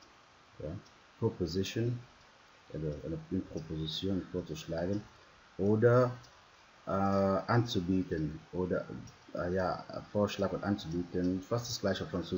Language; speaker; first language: German; non-native, fluent; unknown